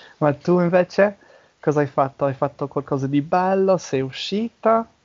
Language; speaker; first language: Italian; non-native, learner; English